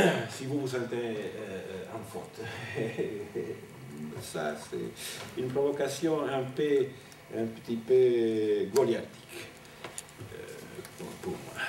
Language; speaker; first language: French; non-native, fluent; Italian